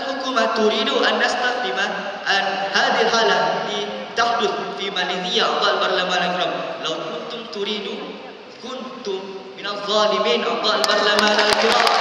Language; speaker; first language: Arabic; non-native, learner; Malay